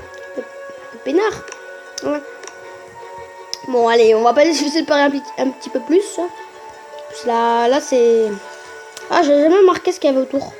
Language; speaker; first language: French; native; French